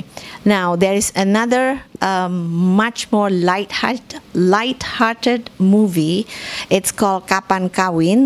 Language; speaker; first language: English; non-native, fluent; Indonesian